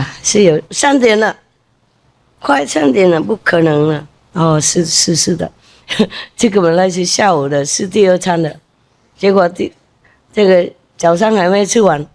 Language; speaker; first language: Chinese; non-native, fluent; Vietnamese